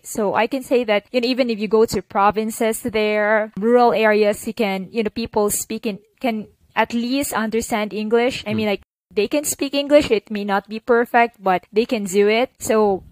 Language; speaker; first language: English; non-native, local second language; Cebuano